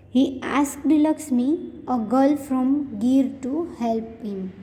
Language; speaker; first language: English; non-native, local second language; Gujarati